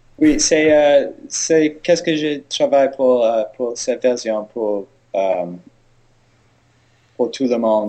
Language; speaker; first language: French; non-native, learner; English